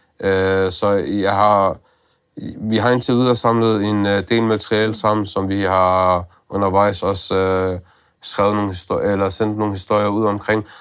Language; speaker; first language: Danish; early bilingual, other home language; Arabic